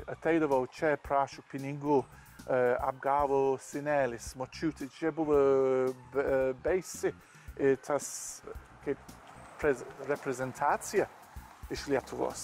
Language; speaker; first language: Lithuanian; non-native, learner; English